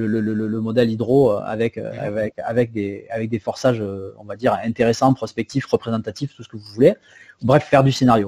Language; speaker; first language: French; native; French